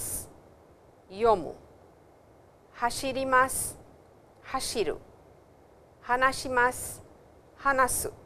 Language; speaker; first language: Japanese; non-native, fluent; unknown